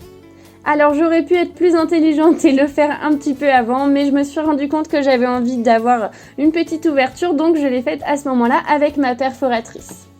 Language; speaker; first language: French; native; French